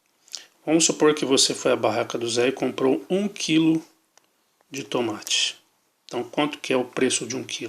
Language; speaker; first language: Portuguese; native; Portuguese